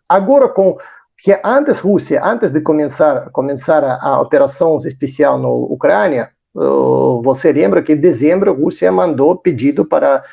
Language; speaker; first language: Portuguese; non-native, fluent; Russian